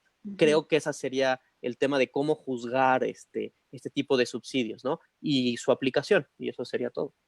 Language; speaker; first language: Spanish; native; Spanish